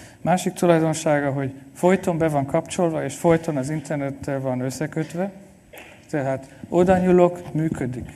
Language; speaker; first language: Hungarian; non-native, fluent; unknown